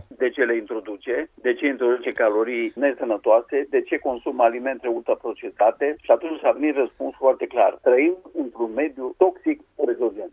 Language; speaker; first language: Romanian; native; Romanian